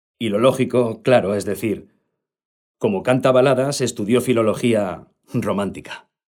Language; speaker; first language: Spanish; non-native, local second language; Catalan